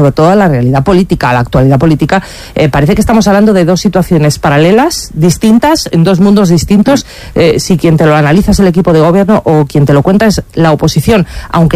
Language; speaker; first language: Spanish; native; Spanish